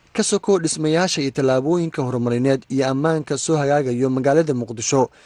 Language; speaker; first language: Somali; native; Somali